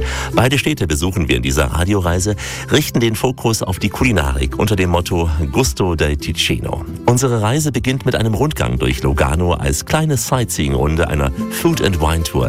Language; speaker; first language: German; native; German